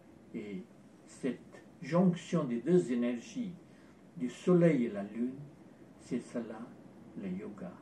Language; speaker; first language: French; non-native, fluent; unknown